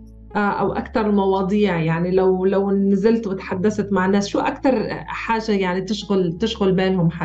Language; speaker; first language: Arabic; native; Arabic